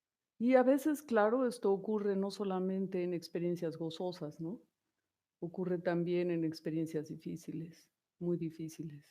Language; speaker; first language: Spanish; native; Spanish